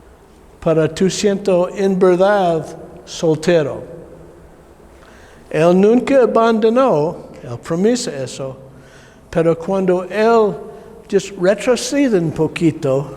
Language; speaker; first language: Spanish; non-native, learner; English